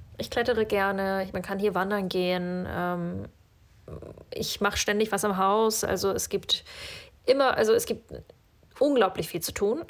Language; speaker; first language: German; early bilingual, other home language; Russian